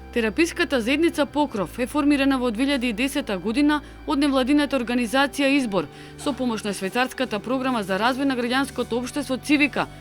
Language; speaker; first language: Macedonian; native; Macedonian